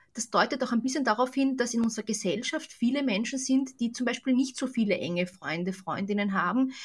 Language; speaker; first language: German; native; German